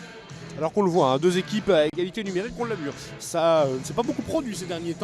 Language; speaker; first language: French; native; French